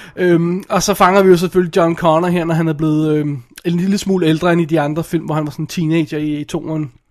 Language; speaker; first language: Danish; native; Danish